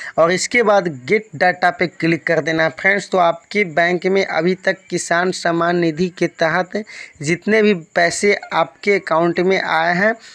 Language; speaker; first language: Hindi; native; Hindi